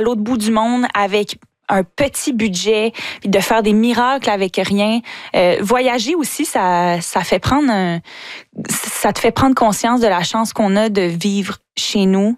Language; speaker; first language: French; native; French